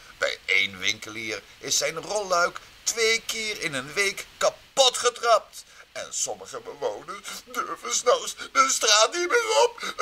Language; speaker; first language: Dutch; native; Dutch